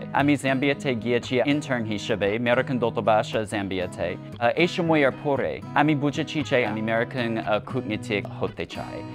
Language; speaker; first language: Bangla; non-native, learner; English